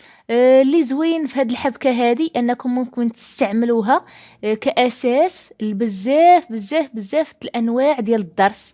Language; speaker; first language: Arabic; native; Arabic